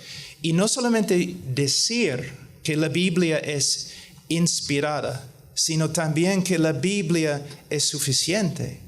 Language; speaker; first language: Spanish; non-native, fluent; English